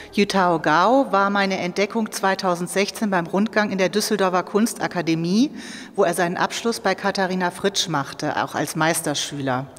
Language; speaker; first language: German; native; German